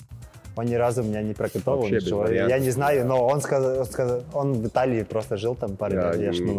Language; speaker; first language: Russian; non-native, learner; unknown